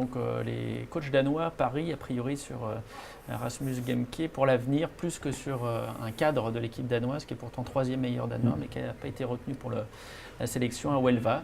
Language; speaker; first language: French; native; French